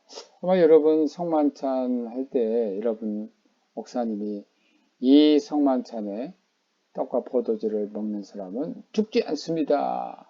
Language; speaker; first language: Korean; native; Korean